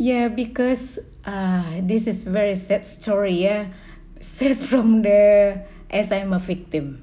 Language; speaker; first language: English; non-native, learner; Indonesian